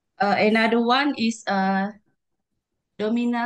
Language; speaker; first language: English; non-native, learner; Malay